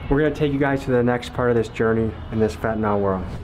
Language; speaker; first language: English; native; English